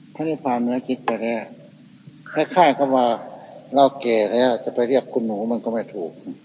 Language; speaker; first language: Thai; native; Thai